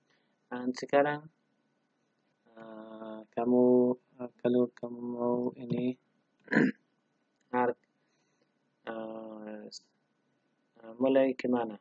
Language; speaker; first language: Indonesian; non-native, learner; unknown